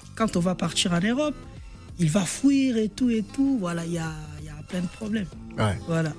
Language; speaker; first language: French; non-native, local second language; Lingala